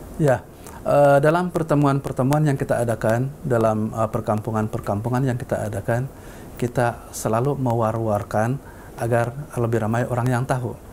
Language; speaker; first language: Malay; non-native, local second language; Central Dusun